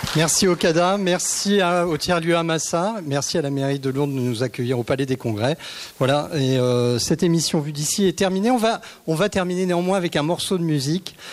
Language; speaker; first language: French; native; French